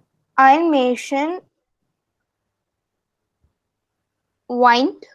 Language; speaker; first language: German; non-native, learner; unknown